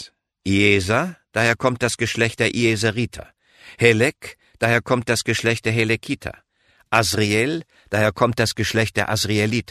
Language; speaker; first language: German; native; German